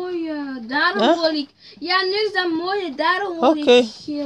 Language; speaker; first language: Dutch; early bilingual, other home language; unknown